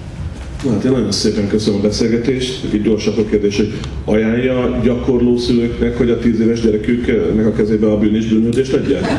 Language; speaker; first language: Hungarian; native; Hungarian